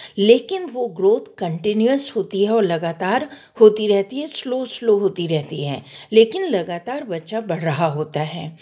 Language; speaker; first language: Hindi; native; Hindi